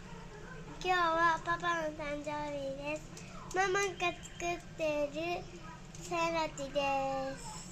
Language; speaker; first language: Japanese; early bilingual, other home language; Nepali